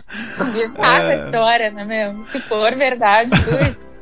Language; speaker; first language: Portuguese; native; Portuguese